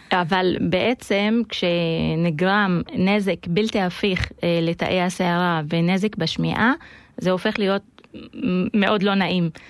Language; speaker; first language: Hebrew; non-native, local second language; Arabic